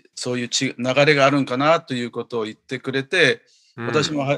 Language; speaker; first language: Japanese; native; Japanese